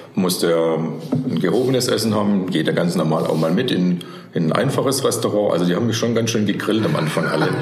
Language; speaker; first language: German; native; German